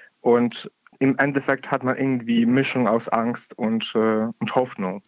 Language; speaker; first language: German; non-native, fluent; Ukrainian